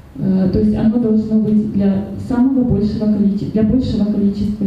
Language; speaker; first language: Russian; native; Russian